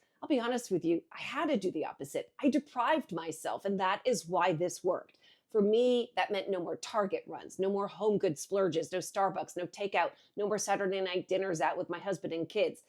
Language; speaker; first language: English; native; English